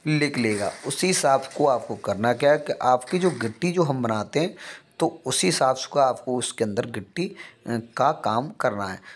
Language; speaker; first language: Hindi; native; Hindi